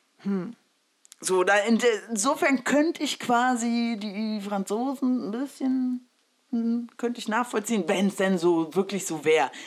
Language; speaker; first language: German; early bilingual, other home language; Spanish